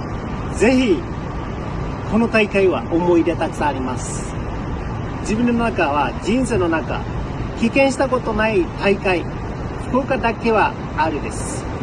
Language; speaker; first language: Japanese; non-native, learner; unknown